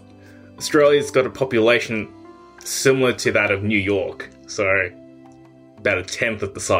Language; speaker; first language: English; native; English